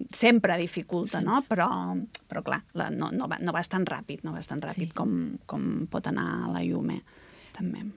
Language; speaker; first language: Catalan; native; Catalan